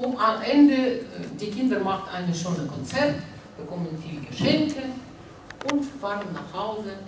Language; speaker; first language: German; non-native, learner; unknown